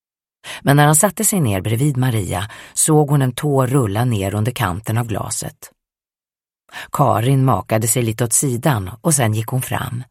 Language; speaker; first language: Swedish; native; Swedish